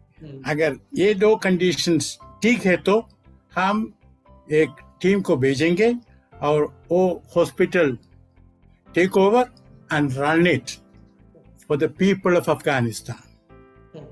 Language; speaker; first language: Hindi; non-native, fluent; Malayalam